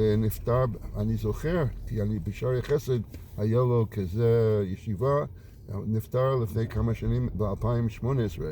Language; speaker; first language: Hebrew; non-native, fluent; English